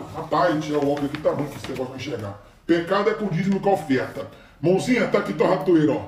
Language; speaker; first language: Portuguese; native; Portuguese